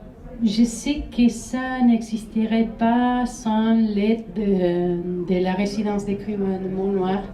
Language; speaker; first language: French; non-native, fluent; Spanish